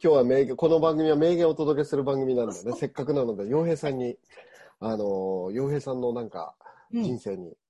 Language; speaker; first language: Japanese; native; Japanese